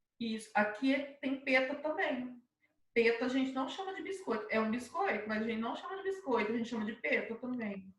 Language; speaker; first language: Portuguese; native; Portuguese